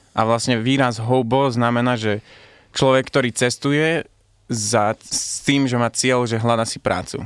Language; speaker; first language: Slovak; early bilingual, heritage; Arabic